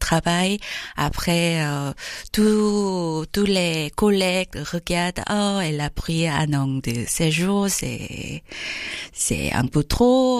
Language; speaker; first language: French; non-native, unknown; Korean